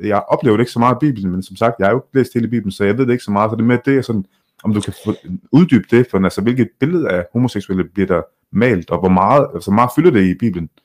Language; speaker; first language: Danish; early bilingual, other home language; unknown